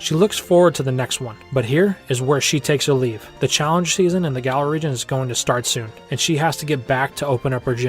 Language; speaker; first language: English; native; English